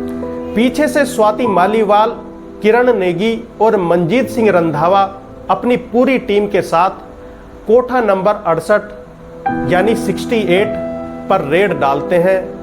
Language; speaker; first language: Hindi; native; Hindi